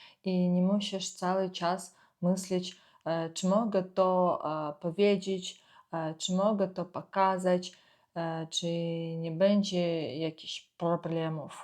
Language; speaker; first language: Polish; non-native, fluent; Ukrainian